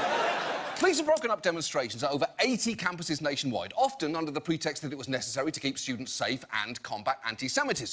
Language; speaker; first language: English; native; English